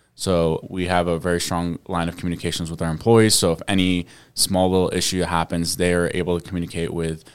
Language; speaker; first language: English; early bilingual, other home language; Arabic